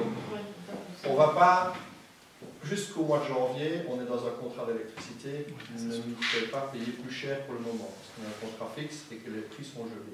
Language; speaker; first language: French; native; French